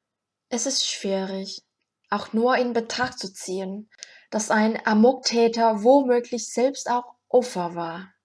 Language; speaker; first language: German; non-native, fluent; Korean